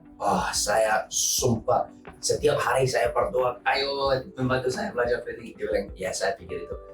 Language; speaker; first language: Indonesian; non-native, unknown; English